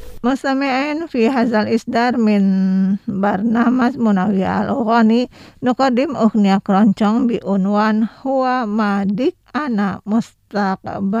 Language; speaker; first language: Arabic; non-native, fluent; Indonesian